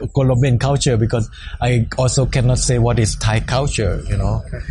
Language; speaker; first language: English; non-native, fluent; Thai